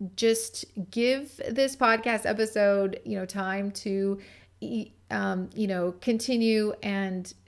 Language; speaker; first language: English; native; English